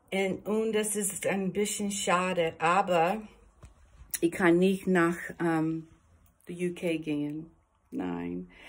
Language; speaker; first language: German; non-native, learner; English